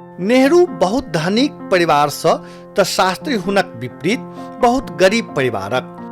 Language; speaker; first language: Maithili; native; Maithili